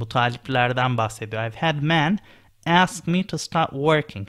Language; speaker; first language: English; non-native, fluent; Turkish